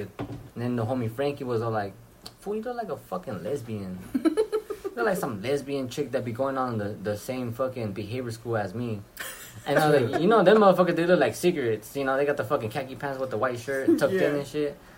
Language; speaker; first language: English; early bilingual, other home language; Spanish